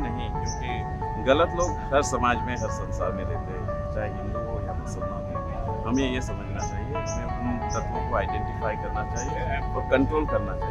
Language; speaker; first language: Hindi; native; Hindi